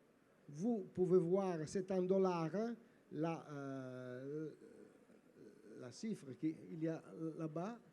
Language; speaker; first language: French; non-native, learner; Italian